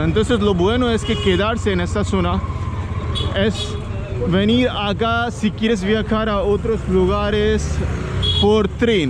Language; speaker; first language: Spanish; non-native, learner; Hindi